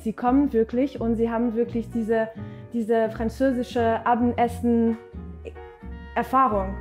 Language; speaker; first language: German; non-native, fluent; French